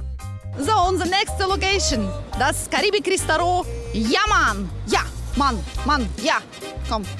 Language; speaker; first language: German; native; German